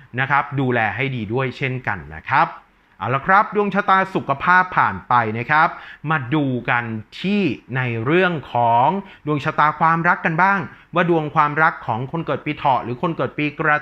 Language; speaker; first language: Thai; native; Thai